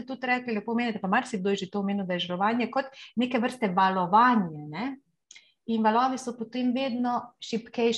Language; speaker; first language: Slovenian; native; Slovenian